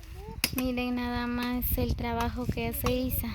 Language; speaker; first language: Spanish; native; Spanish